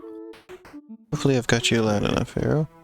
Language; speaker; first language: English; native; English